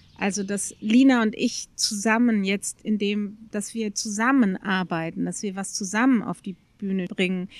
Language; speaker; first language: German; native; German